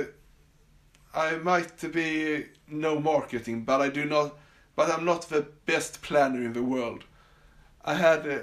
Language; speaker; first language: English; non-native, fluent; Swedish